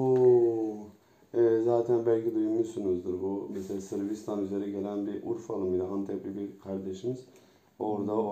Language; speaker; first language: Turkish; native; Turkish